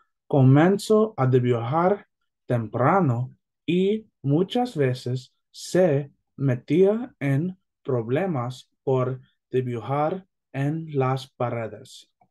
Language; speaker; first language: Spanish; non-native, learner; English